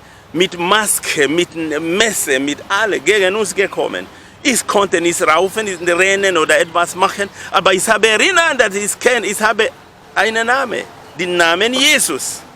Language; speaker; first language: German; non-native, learner; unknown